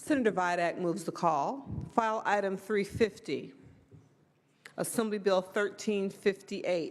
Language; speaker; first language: English; native; English